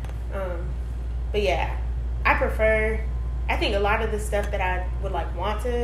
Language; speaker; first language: English; native; English